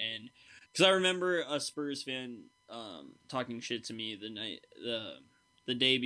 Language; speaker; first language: English; native; English